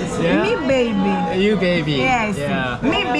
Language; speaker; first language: English; non-native, learner; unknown